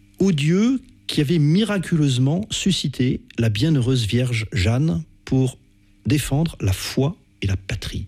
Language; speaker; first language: French; native; French